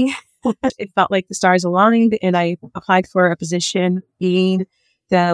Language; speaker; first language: English; native; English